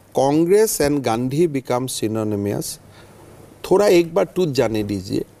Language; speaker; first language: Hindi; non-native, local second language; Assamese